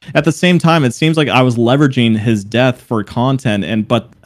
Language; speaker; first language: English; native; English